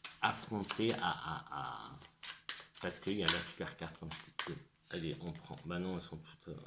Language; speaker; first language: French; native; French